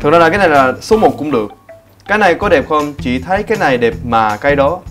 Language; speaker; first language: Vietnamese; non-native, learner; Korean